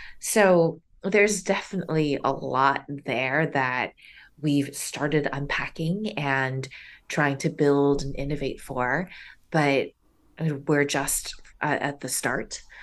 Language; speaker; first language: English; early bilingual, other home language; Chinese